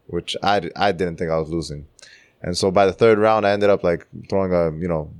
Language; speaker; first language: English; early bilingual, other home language; Czech